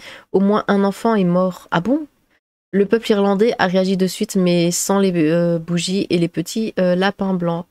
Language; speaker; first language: French; native; French